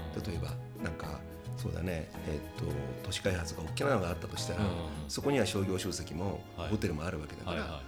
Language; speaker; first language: Japanese; native; Japanese